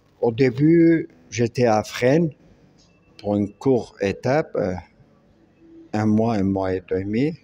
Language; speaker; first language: French; non-native, local second language; Armenian